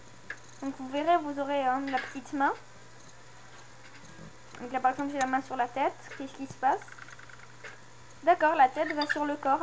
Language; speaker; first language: French; native; French